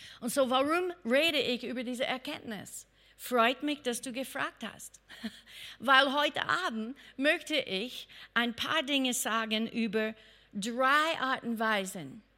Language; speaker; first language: German; non-native, fluent; English